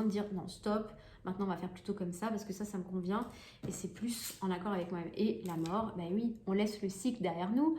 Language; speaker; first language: French; native; French